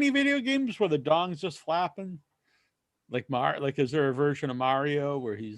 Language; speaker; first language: English; native; English